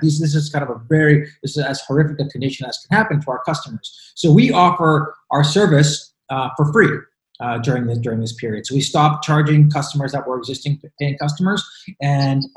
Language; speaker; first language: English; native; English